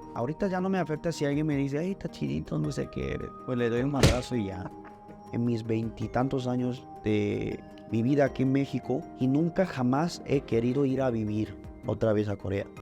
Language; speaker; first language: Spanish; early bilingual, other home language; Korean